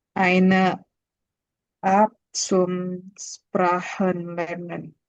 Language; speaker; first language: German; non-native, learner; Indonesian